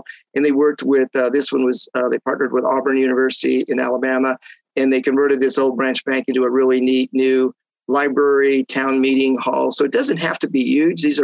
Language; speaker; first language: English; native; English